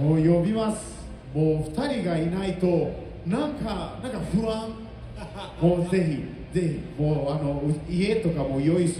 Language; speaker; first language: Japanese; non-native, fluent; Portuguese